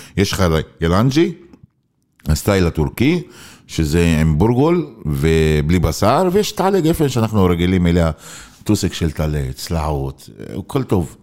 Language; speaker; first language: Hebrew; non-native, local second language; Arabic